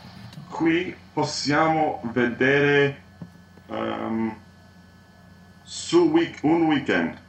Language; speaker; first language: Italian; non-native, learner; English